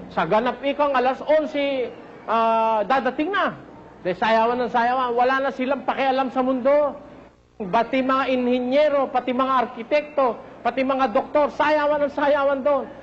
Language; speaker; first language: Filipino; non-native, local second language; Pampanga